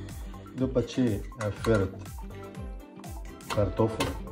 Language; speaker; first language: Romanian; non-native, learner; Arabic